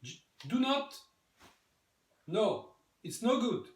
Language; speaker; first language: English; non-native, learner; French